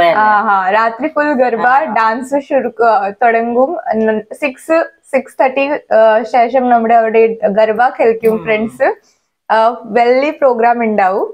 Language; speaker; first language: Malayalam; non-native, local second language; Hindi